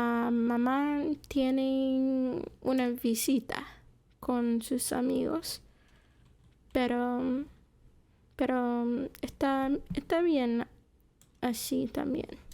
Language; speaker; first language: Spanish; non-native, fluent; English